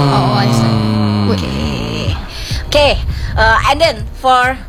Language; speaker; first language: English; non-native, learner; Indonesian